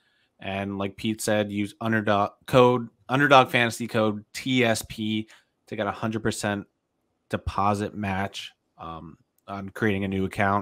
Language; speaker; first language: English; native; English